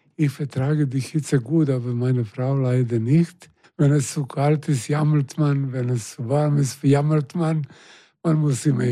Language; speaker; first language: German; non-native, fluent; Serbian